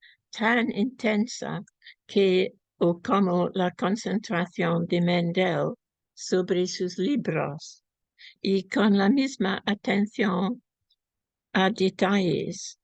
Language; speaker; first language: Spanish; non-native, fluent; English